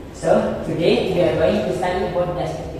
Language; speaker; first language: English; non-native, fluent; Indonesian